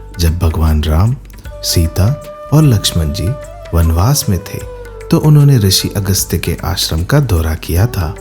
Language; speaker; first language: Hindi; native; Hindi